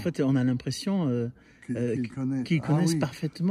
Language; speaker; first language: French; native; French